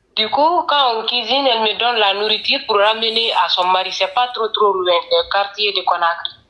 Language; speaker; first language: French; non-native, local second language; Fula